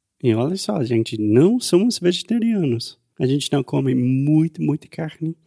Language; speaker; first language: Portuguese; non-native, fluent; English